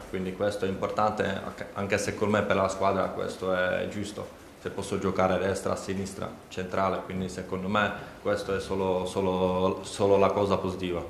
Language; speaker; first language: Italian; non-native, learner; Czech